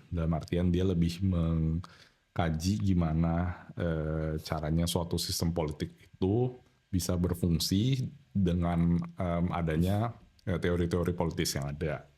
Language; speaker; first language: Indonesian; native; Indonesian